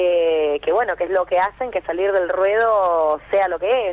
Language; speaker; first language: Spanish; native; Spanish